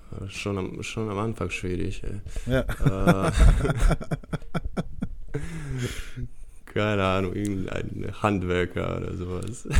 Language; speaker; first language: German; non-native, fluent; Bosnian